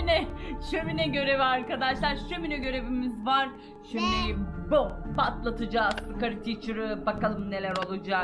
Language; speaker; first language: Turkish; native; Turkish